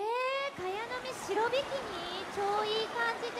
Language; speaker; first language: Japanese; native; Japanese